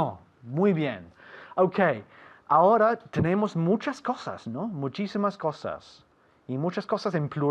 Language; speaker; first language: Spanish; non-native, fluent; English